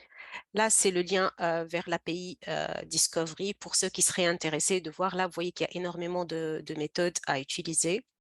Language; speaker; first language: French; native; French